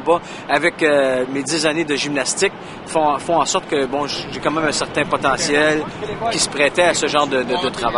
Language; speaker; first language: French; native; French